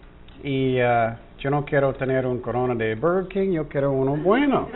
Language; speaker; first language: Spanish; non-native, fluent; English